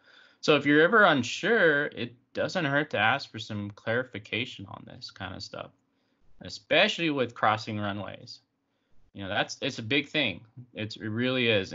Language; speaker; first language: English; native; English